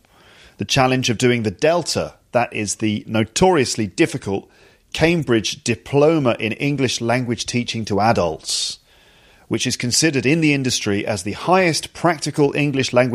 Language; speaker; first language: English; native; English